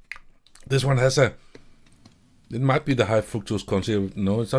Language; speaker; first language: English; non-native, fluent; Danish